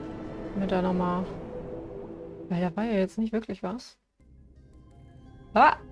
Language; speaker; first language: German; native; German